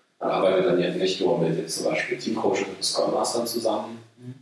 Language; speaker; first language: German; native; German